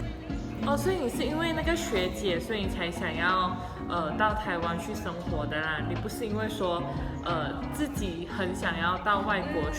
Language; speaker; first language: Chinese; native; Chinese